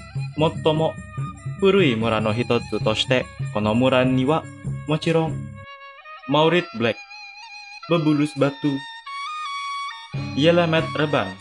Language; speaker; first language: Japanese; non-native, fluent; Indonesian